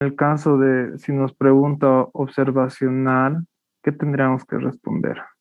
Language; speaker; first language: Spanish; native; Spanish